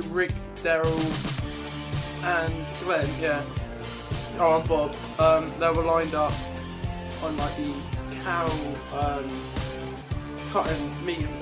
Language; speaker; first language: English; native; English